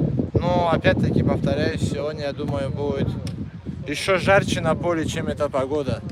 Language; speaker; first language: Russian; non-native, local second language; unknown